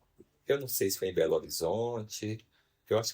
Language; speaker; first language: Portuguese; native; Portuguese